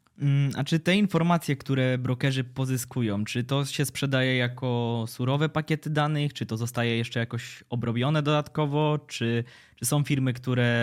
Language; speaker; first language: Polish; native; Polish